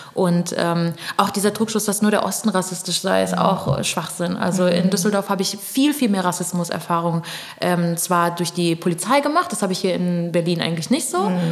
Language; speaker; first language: German; early bilingual, other home language; Portuguese